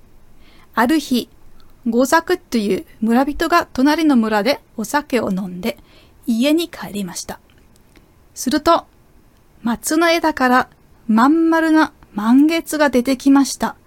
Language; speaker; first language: Japanese; non-native, fluent; German